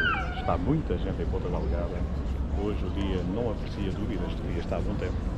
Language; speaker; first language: Portuguese; native; Portuguese